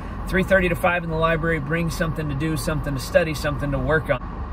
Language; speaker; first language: English; native; English